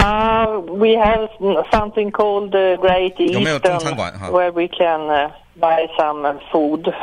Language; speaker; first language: English; non-native, learner; Swedish